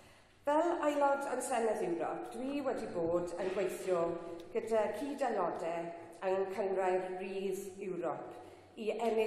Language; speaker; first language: Welsh; non-native, local second language; English